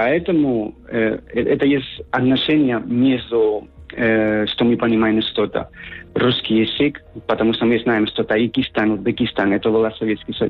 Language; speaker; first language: Russian; non-native, learner; Spanish